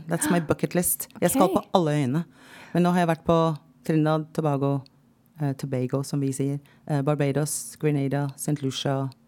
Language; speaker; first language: Norwegian; non-native, fluent; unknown